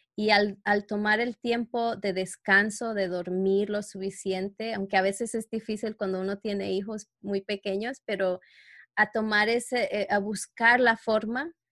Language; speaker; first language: Spanish; early bilingual, heritage; Spanish